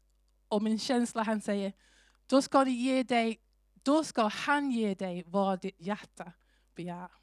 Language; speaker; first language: Swedish; non-native, fluent; English